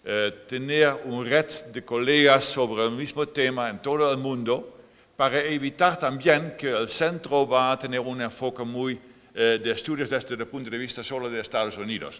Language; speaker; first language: Spanish; non-native, fluent; Dutch